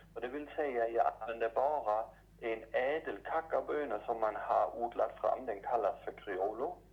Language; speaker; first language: Swedish; non-native, fluent; German